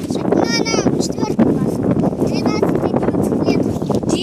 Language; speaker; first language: Russian; native; Russian